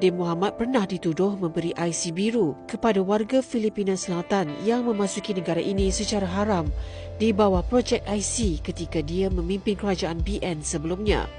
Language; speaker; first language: Malay; native; Malay